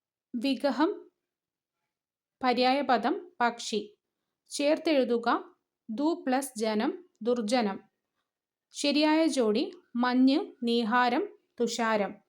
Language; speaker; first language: Malayalam; native; Malayalam